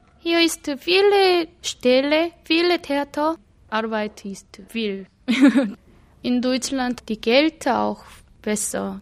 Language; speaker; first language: German; non-native, learner; Korean